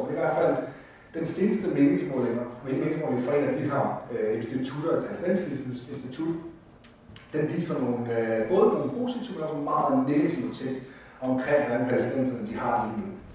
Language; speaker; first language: Danish; native; Danish